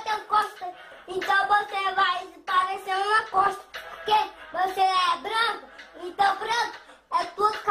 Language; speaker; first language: Portuguese; native; Portuguese